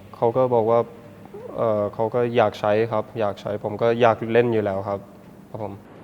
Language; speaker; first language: Thai; early bilingual, heritage; Thai